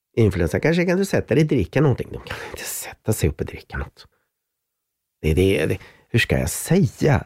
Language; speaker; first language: Swedish; non-native, fluent; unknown